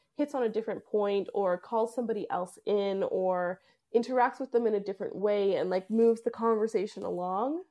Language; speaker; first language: English; native; English